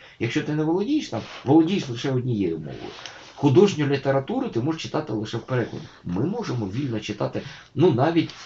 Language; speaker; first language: Ukrainian; native; Ukrainian